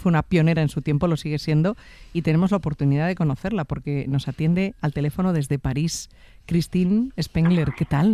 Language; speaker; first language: Spanish; native; Spanish